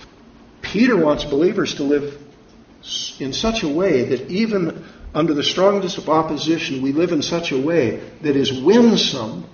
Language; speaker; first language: English; native; English